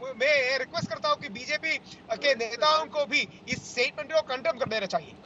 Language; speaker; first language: Hindi; non-native, local second language; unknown